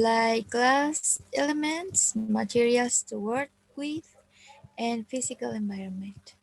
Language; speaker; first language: English; non-native, learner; Spanish